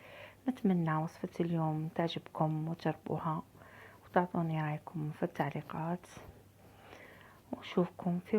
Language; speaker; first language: Arabic; native; Arabic